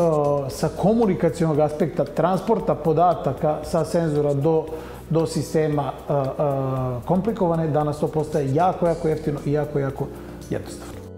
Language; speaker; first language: Serbian; native; Serbian